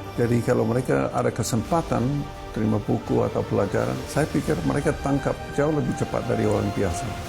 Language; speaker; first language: Indonesian; non-native, fluent; English